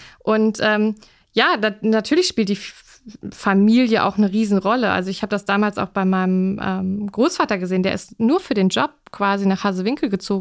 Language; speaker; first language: German; native; German